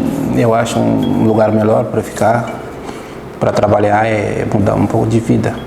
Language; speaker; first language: Portuguese; non-native, fluent; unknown